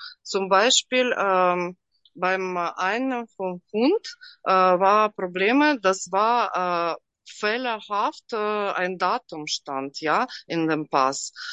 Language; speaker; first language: German; non-native, learner; Russian